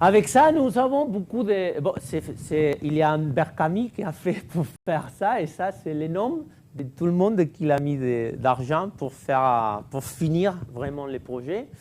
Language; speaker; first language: French; non-native, fluent; Catalan